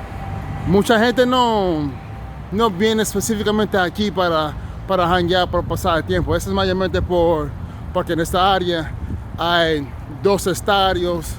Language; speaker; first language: Spanish; non-native, learner; English